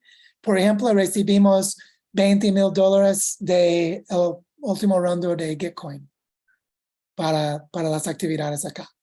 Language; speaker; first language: Spanish; non-native, fluent; English